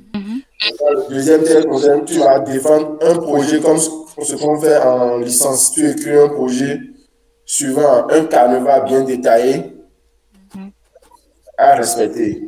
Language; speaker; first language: French; non-native, local second language; Fon